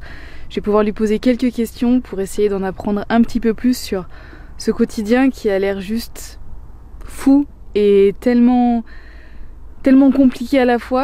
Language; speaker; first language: French; native; French